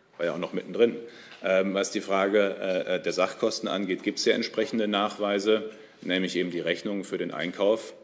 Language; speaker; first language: German; native; German